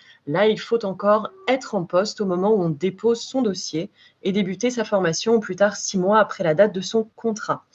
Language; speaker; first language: French; native; French